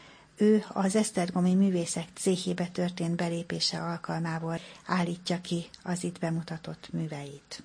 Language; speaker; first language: Hungarian; native; Hungarian